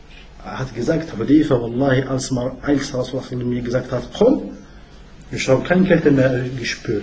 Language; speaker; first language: German; non-native, learner; Arabic